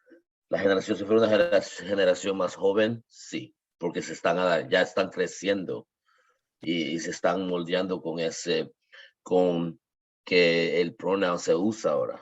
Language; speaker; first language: Spanish; early bilingual, heritage; Spanish